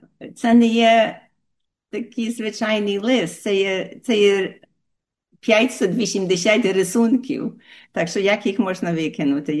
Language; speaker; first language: Ukrainian; early bilingual, heritage; Ukrainian